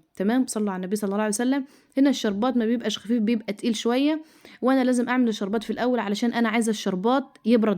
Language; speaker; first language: Arabic; native; Arabic